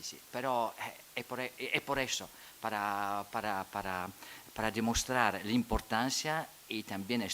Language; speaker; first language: Spanish; non-native, fluent; Polish